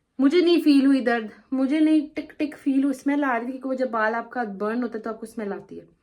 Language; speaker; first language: Urdu; non-native, local second language; Punjabi